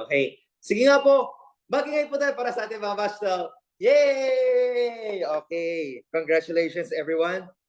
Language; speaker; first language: Filipino; native; Filipino